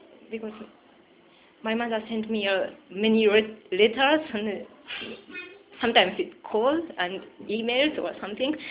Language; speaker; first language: English; non-native, learner; Japanese